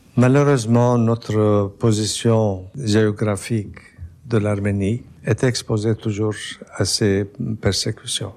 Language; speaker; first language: French; non-native, local second language; Armenian